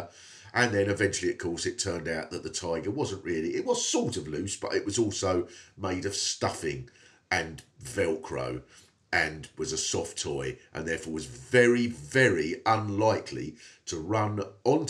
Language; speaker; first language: English; native; English